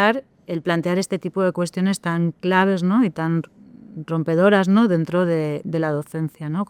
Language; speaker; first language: Spanish; native; Spanish